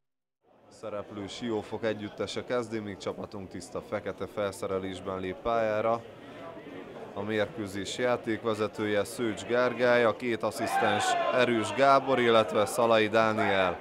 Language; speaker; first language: Hungarian; native; Hungarian